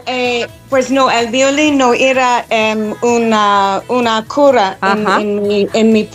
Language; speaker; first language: Spanish; non-native, learner; English